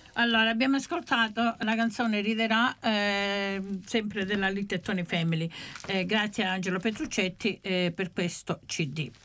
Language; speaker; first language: Italian; native; Italian